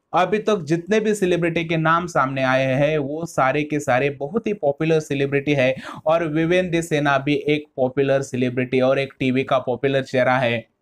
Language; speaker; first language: Hindi; non-native, local second language; Marathi